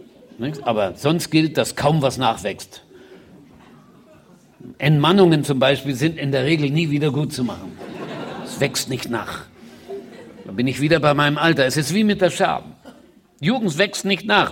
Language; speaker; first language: German; native; German